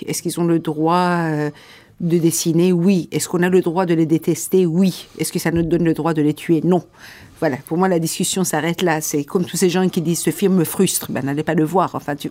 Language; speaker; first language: French; non-native, fluent; Persian